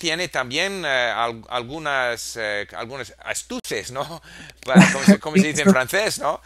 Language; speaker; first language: Spanish; non-native, fluent; English